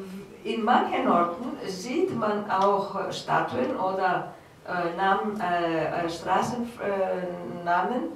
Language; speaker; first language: German; non-native, fluent; Greek